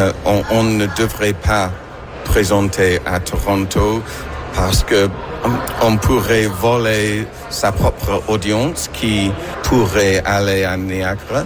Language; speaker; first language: French; non-native, learner; English